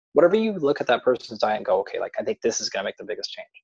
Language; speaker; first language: English; native; English